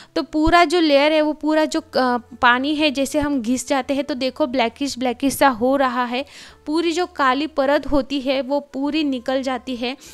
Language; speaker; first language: Hindi; non-native, local second language; Marathi